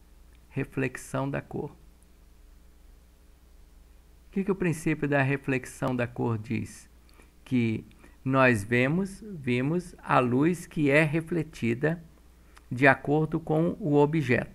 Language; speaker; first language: Portuguese; native; Portuguese